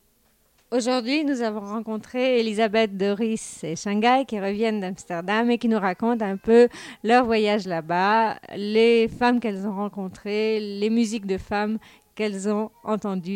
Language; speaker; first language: French; native; French